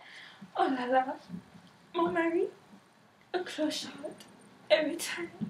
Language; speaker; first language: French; non-native, learner; English